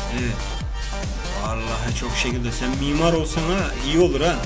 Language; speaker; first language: Turkish; native; Turkish